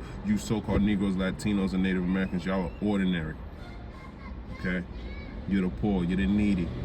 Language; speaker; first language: English; native; English